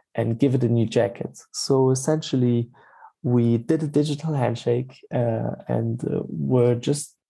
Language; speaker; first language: English; non-native, fluent; German